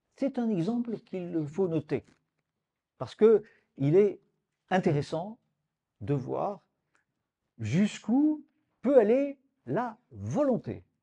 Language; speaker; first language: French; native; French